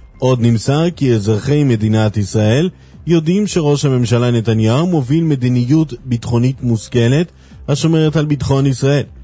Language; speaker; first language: Hebrew; native; Hebrew